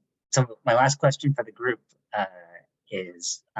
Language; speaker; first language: English; native; English